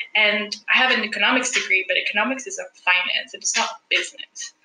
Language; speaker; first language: English; non-native, fluent; Spanish